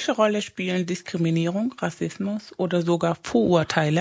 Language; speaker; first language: German; non-native, fluent; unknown